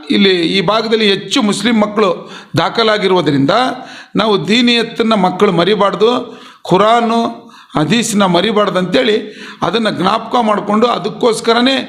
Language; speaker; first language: Kannada; non-native, local second language; Urdu